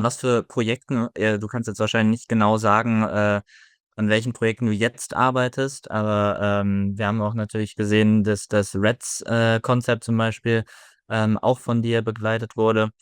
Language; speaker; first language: German; native; German